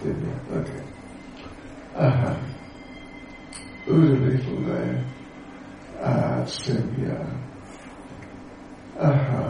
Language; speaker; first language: Russian; non-native, learner; English